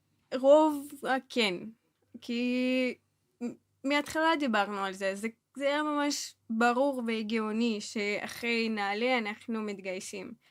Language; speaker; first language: Hebrew; non-native, fluent; Russian